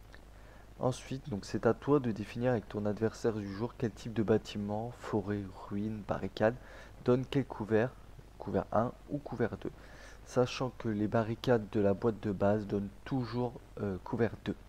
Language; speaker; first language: French; native; French